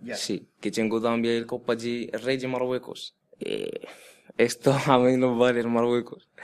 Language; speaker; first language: Spanish; non-native, fluent; Arabic